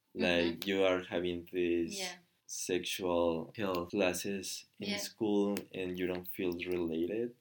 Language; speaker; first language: English; non-native, fluent; Spanish